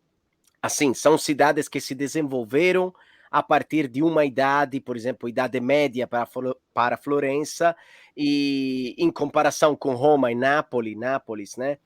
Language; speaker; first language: Portuguese; non-native, fluent; Italian